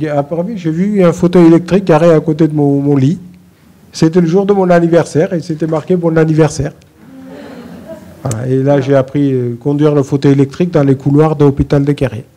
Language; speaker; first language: French; non-native, fluent; Armenian